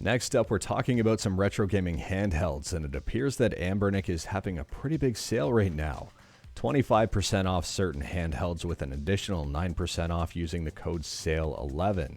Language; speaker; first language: English; native; English